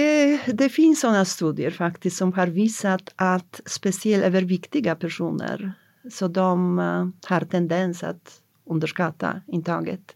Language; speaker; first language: Swedish; non-native, fluent; Polish